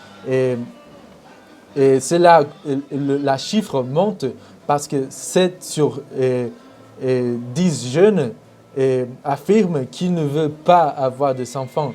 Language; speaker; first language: French; non-native, learner; Spanish